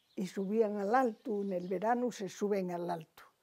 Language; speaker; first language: Spanish; native; Spanish